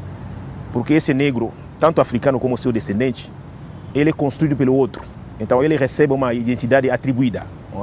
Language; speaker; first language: Portuguese; non-native, fluent; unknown